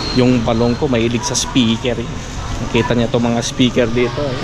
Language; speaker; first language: Filipino; non-native, local second language; Iloko